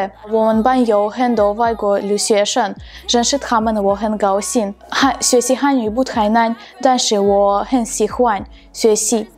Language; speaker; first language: Chinese; non-native, learner; Russian